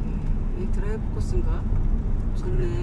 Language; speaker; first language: Korean; native; Korean